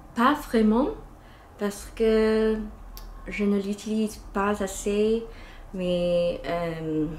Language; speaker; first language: French; non-native, learner; English